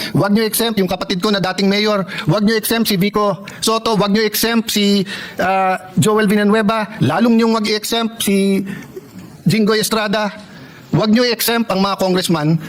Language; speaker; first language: Filipino; native; Filipino